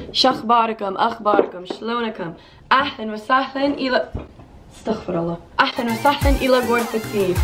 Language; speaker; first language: Arabic; non-native, learner; English